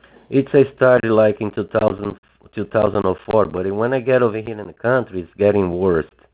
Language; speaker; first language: English; non-native, fluent; Portuguese